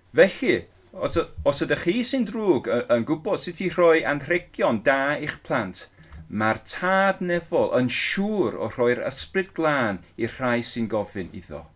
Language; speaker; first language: Welsh; non-native, local second language; English